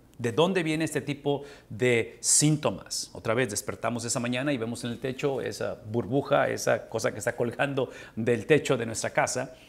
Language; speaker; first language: Spanish; native; Spanish